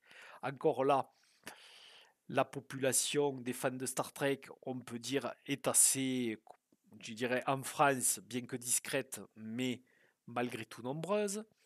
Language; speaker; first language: French; native; French